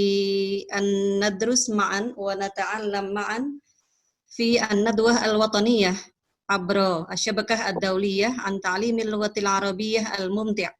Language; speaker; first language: Arabic; non-native, fluent; Indonesian